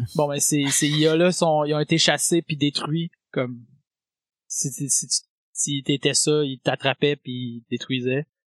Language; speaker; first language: French; native; French